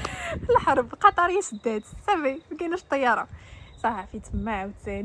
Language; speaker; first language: Arabic; native; Arabic